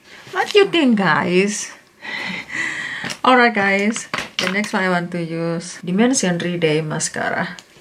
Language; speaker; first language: English; non-native, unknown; Indonesian